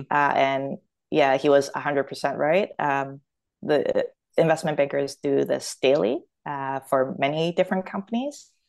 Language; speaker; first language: English; native; English